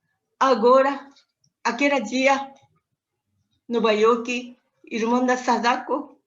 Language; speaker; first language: Portuguese; non-native, learner; Japanese